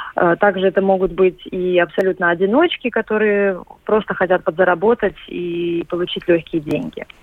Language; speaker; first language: Russian; native; Russian